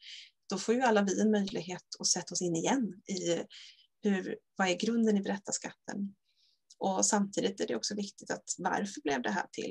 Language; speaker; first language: Swedish; native; Swedish